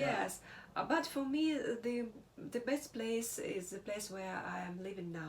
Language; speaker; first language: English; non-native, learner; Russian